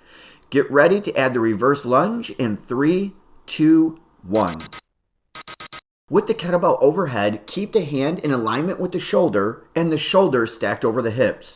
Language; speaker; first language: English; native; English